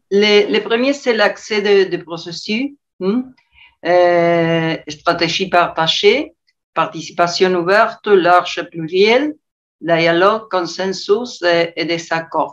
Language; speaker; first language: French; non-native, learner; Spanish